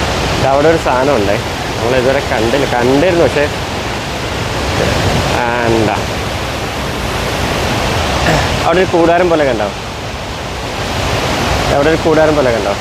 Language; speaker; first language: Malayalam; native; Malayalam